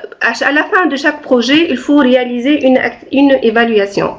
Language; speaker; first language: French; non-native, local second language; Arabic